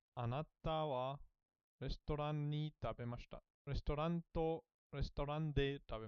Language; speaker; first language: Japanese; non-native, learner; English